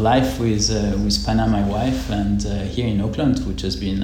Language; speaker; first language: English; non-native, fluent; French